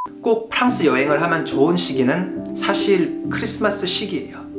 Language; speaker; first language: Korean; non-native, fluent; French